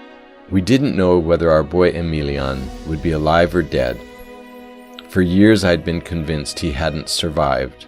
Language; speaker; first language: English; native; English